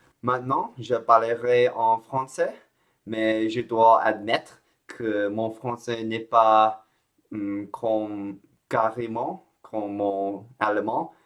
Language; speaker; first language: French; non-native, learner; English